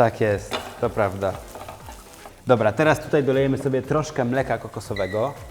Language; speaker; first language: Polish; native; Polish